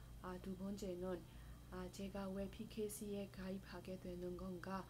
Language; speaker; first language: Korean; non-native, fluent; Burmese